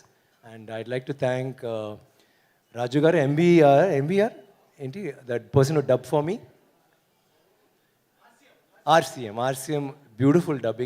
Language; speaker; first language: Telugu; non-native, learner; Tamil